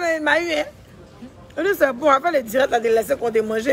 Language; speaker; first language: French; native; French